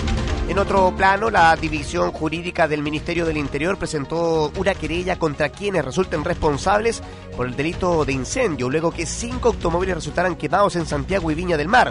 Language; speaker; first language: Spanish; native; Spanish